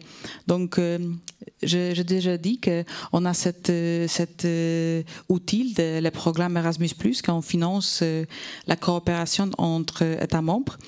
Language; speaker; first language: French; non-native, fluent; Polish